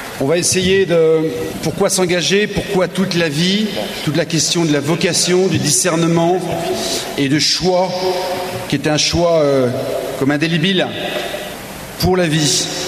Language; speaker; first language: French; native; French